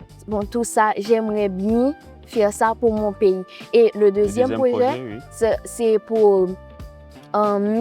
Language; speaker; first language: French; non-native, local second language; Haitian Creole